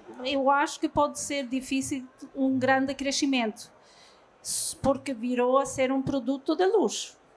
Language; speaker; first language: Portuguese; non-native, fluent; Norwegian